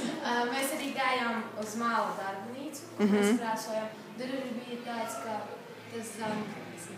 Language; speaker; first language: Latvian; non-native, local second language; Russian